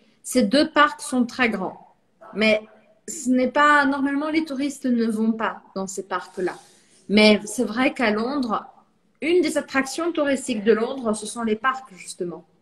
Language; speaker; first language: French; non-native, fluent; Portuguese